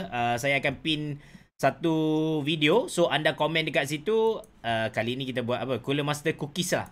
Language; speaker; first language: Malay; native; Malay